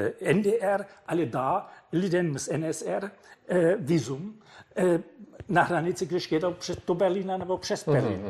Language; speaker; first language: Czech; non-native, fluent; German